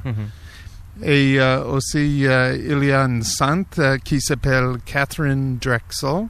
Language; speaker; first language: French; non-native, learner; English